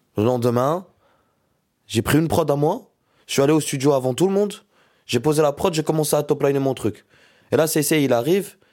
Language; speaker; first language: French; non-native, local second language; Arabic